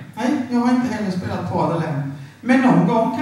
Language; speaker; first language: Swedish; native; Swedish